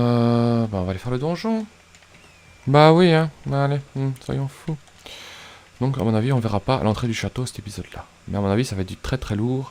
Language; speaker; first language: French; native; French